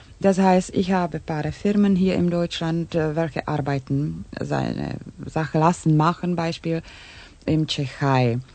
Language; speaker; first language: German; non-native, fluent; Czech